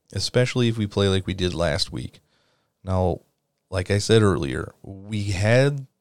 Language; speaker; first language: English; native; English